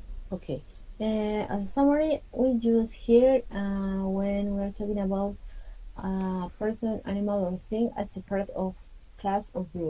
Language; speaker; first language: English; non-native, fluent; Spanish